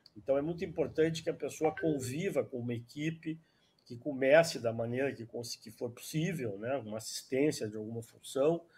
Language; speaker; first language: Portuguese; native; Portuguese